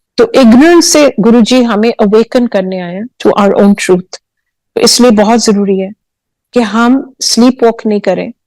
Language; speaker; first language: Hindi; early bilingual, heritage; Hindi